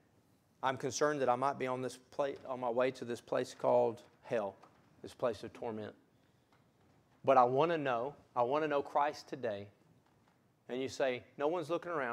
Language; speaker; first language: English; native; English